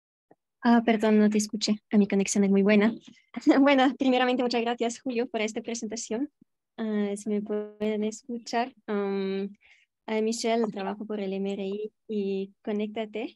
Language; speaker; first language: Spanish; non-native, fluent; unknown